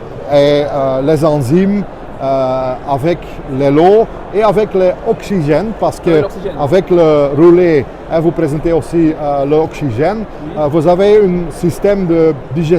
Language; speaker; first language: French; non-native, local second language; Dutch